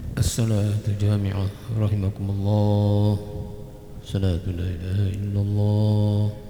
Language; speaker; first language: Arabic; non-native, fluent; Malay